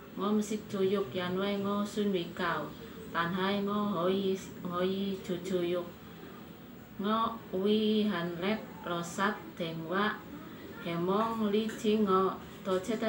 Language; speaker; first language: Cantonese; non-native, learner; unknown